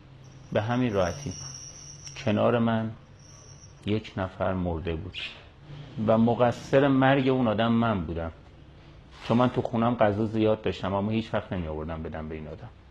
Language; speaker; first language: Persian; native; Persian